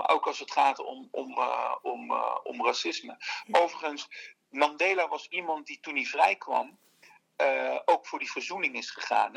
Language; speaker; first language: Dutch; early bilingual, other home language; Turkish